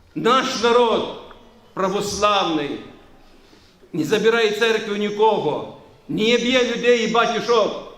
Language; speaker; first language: Ukrainian; non-native, local second language; Romanian